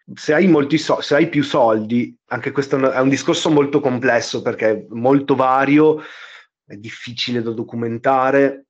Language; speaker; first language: Italian; native; Italian